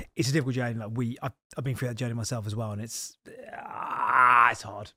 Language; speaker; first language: English; native; English